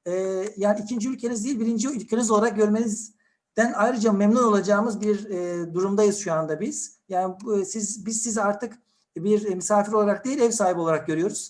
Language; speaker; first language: Turkish; native; Turkish